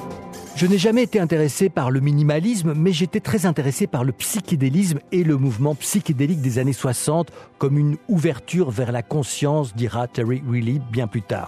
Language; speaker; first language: French; native; French